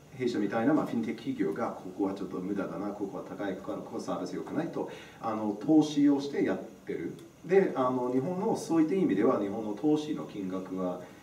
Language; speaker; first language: Japanese; non-native, fluent; English